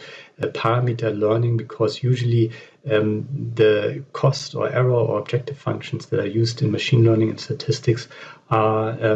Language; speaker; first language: English; non-native, fluent; German